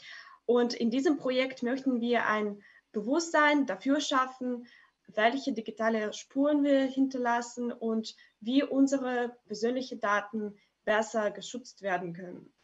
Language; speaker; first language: German; non-native, fluent; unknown